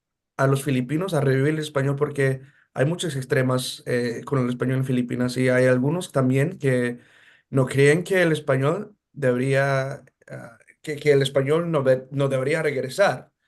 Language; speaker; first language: Spanish; early bilingual, heritage; Filipino